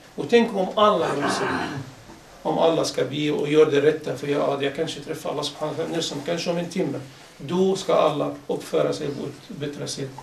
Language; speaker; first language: Swedish; non-native, fluent; Arabic